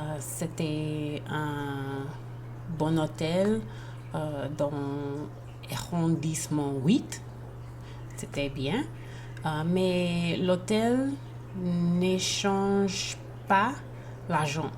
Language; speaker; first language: French; non-native, learner; English